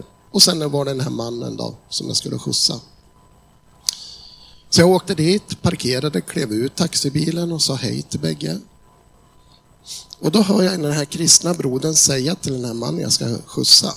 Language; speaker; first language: Swedish; native; Swedish